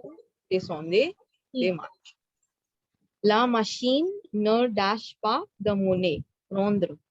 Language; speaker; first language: French; non-native, fluent; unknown